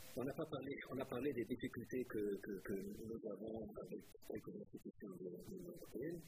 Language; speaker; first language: French; non-native, fluent; German